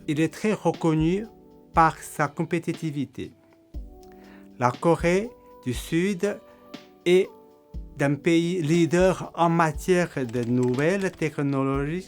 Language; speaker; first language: French; non-native, fluent; Korean